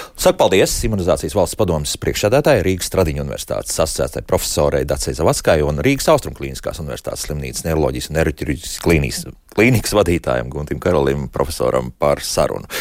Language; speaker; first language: Latvian; native; Latvian